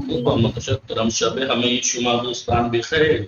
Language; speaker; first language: Persian; non-native, fluent; Urdu